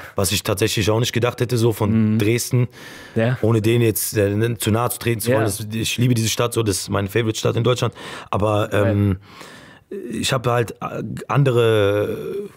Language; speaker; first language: German; native; German